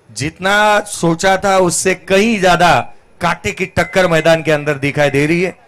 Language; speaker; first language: Hindi; non-native, local second language; Marathi